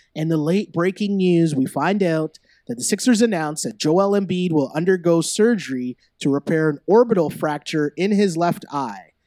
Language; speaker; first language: English; native; English